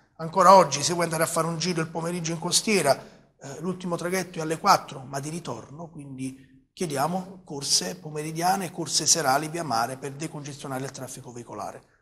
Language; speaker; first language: Italian; native; Italian